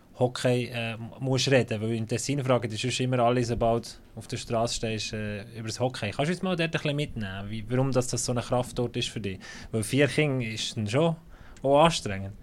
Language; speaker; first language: German; native; German